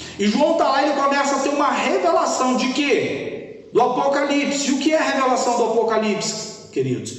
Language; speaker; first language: Portuguese; native; Portuguese